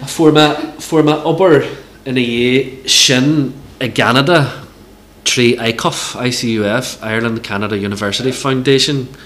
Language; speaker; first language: Irish; non-native, local second language; English